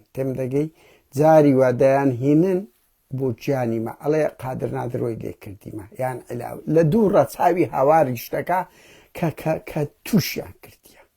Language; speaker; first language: Central Kurdish; early bilingual, heritage; Central Kurdish